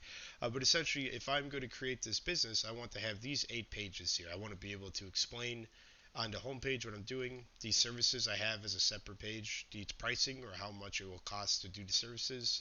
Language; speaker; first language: English; native; English